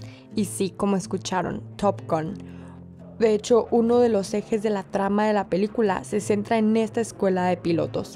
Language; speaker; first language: Spanish; native; Spanish